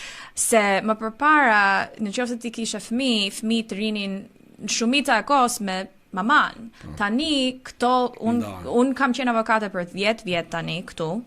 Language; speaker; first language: Albanian; early bilingual, heritage; Albanian